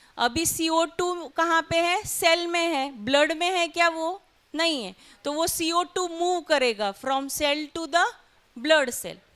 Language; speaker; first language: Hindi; non-native, local second language; Marathi